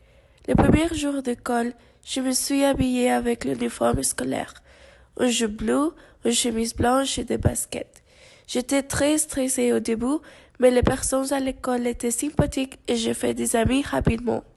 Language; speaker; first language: French; non-native, learner; Spanish